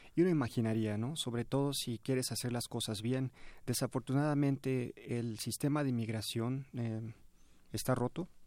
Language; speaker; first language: Spanish; early bilingual, heritage; Spanish